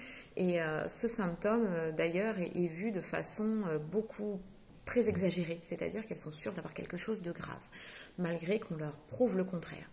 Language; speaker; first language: French; native; French